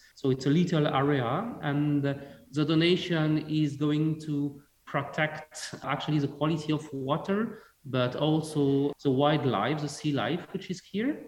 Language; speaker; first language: English; non-native, fluent; French